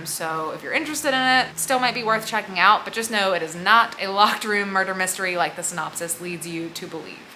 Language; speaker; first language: English; native; English